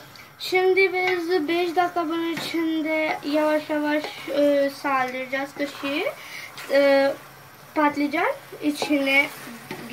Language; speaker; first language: Turkish; non-native, learner; Urdu